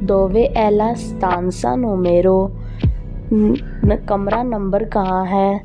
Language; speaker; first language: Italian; non-native, learner; Urdu